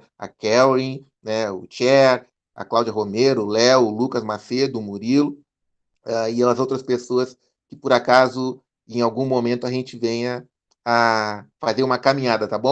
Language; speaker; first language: Portuguese; native; Portuguese